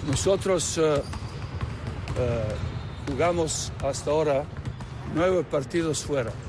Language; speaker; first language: Spanish; non-native, learner; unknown